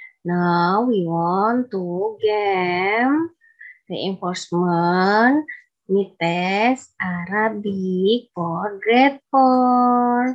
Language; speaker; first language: English; non-native, learner; Indonesian